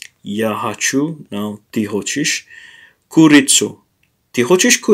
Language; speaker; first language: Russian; non-native, learner; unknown